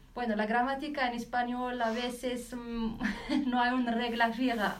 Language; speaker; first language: Spanish; non-native, learner; Arabic